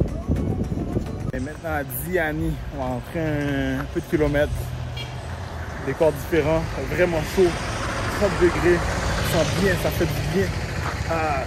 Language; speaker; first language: French; native; French